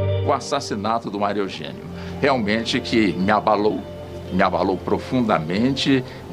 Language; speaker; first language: Portuguese; native; Portuguese